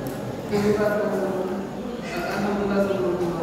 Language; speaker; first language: Indonesian; non-native, learner; Arabic